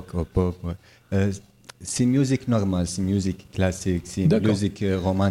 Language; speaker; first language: French; non-native, learner; Arabic